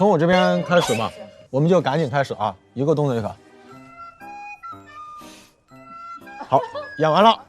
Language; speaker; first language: Chinese; native; Chinese